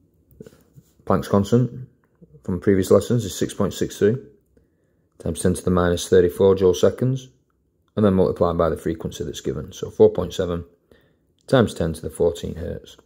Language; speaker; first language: English; native; English